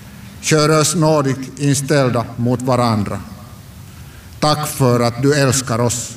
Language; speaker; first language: Swedish; non-native, local second language; Finnish